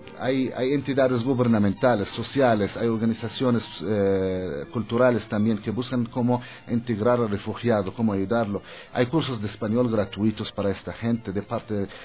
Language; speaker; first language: Spanish; non-native, fluent; Arabic